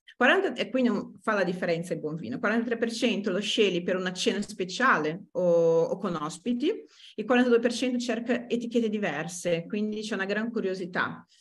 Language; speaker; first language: Italian; non-native, fluent; Portuguese